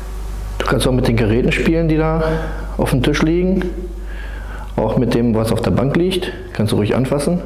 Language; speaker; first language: German; native; German